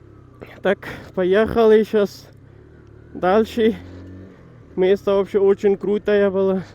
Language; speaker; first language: Russian; non-native, learner; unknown